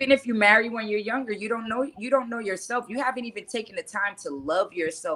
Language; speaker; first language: English; native; English